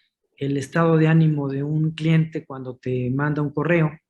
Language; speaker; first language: Spanish; native; Spanish